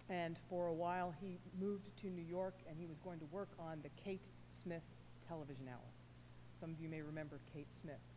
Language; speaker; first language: English; native; English